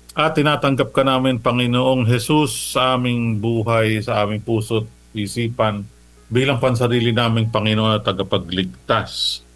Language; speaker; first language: Filipino; non-native, local second language; Bikol